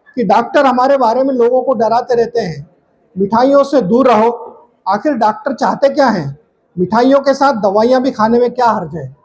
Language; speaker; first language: Hindi; non-native, local second language; Marathi